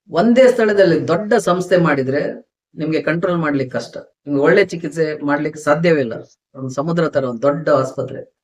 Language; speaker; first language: Kannada; native; Kannada